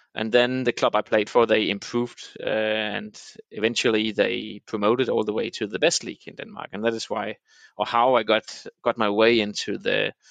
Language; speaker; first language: English; non-native, fluent; Danish